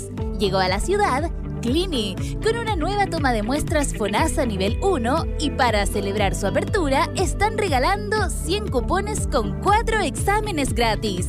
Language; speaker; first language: Spanish; native; Spanish